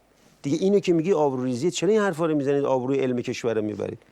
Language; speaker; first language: Persian; native; Persian